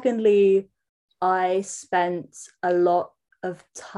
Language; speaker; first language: English; native; English